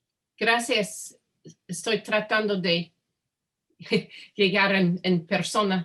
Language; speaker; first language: Spanish; non-native, fluent; English